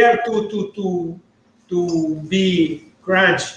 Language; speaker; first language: English; non-native, learner; Italian